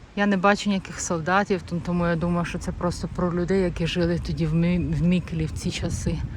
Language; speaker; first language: Ukrainian; native; Ukrainian